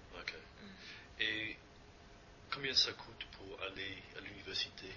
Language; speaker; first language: French; non-native, fluent; English